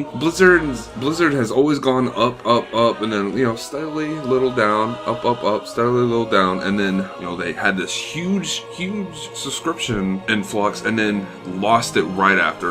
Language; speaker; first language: English; native; English